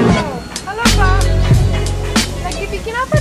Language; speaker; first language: Indonesian; non-native, learner; Romanian